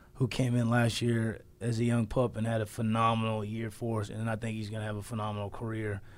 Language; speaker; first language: English; native; English